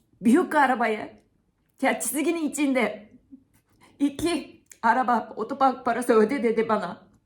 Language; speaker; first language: Turkish; non-native, fluent; Japanese